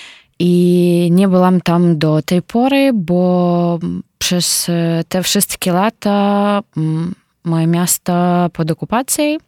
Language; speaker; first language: Polish; non-native, learner; Ukrainian